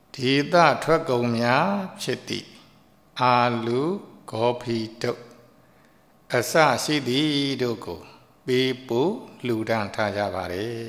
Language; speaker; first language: Burmese; native; Burmese